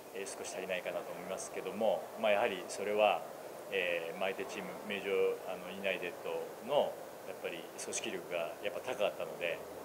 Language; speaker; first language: Japanese; native; Japanese